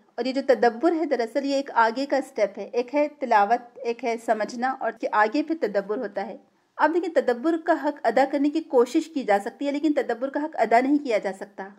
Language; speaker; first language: Urdu; native; Urdu